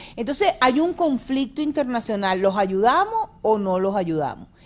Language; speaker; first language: Spanish; native; Spanish